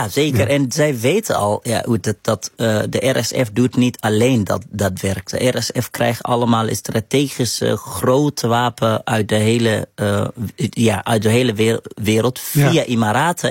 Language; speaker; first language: Dutch; non-native, fluent; Arabic